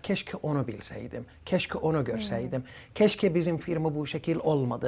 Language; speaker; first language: Turkish; early bilingual, other home language; Arabic